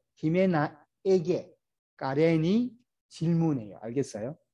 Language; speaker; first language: Korean; native; Korean